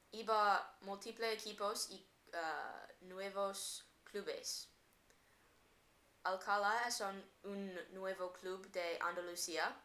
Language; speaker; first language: Spanish; non-native, learner; English